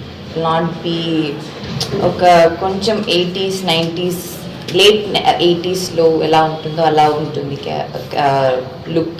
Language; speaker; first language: Telugu; non-native, local second language; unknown